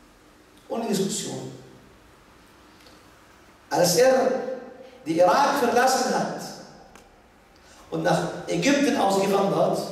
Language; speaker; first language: German; non-native, fluent; Arabic